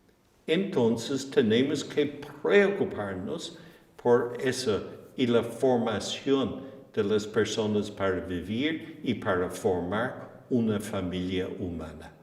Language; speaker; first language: Spanish; non-native, fluent; English